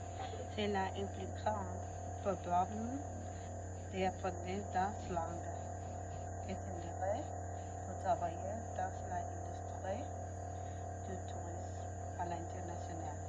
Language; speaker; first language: French; non-native, learner; Spanish